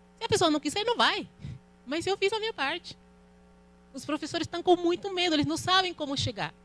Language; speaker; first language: Portuguese; non-native, fluent; Spanish